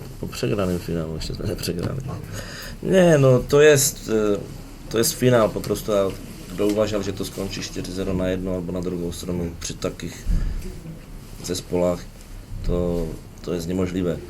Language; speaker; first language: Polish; non-native, learner; Czech